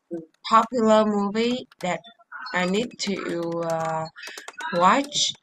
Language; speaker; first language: English; non-native, learner; Vietnamese